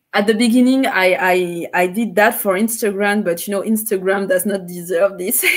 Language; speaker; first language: English; non-native, fluent; French